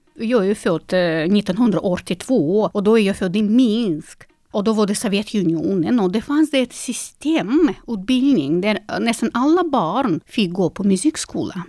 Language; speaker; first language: Swedish; non-native, fluent; Russian